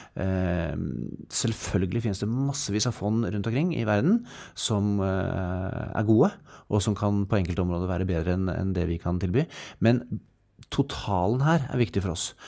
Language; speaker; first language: Norwegian; native; Norwegian